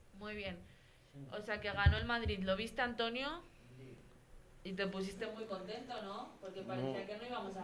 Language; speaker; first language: Spanish; native; Spanish